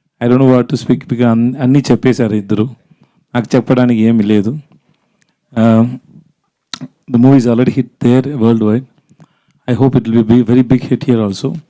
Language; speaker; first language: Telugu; non-native, learner; Tamil